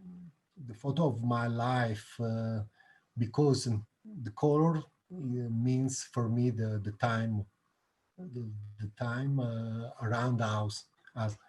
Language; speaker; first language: English; non-native, learner; Italian